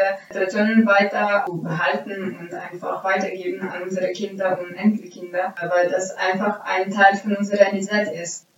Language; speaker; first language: German; non-native, fluent; Ukrainian